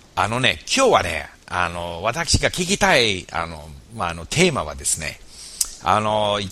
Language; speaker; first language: Japanese; non-native, fluent; English